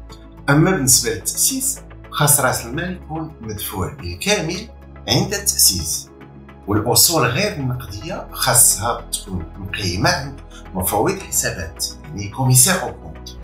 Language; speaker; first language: Arabic; native; Arabic